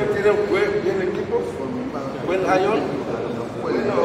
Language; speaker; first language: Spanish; non-native, learner; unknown